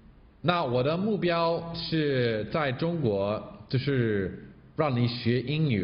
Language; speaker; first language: Chinese; non-native, fluent; English